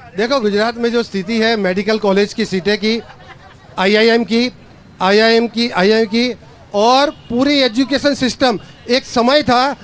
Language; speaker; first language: Hindi; non-native, local second language; Gujarati